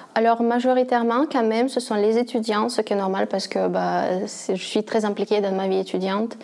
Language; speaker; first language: French; non-native, fluent; Russian